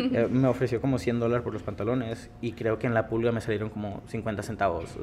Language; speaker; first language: Spanish; early bilingual, heritage; Spanish